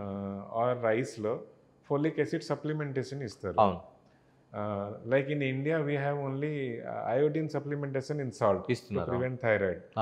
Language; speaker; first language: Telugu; non-native, learner; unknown